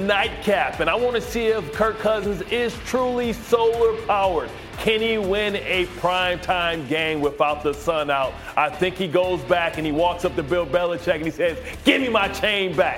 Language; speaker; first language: English; native; English